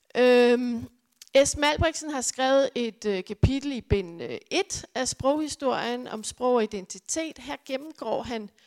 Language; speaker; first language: Danish; native; Danish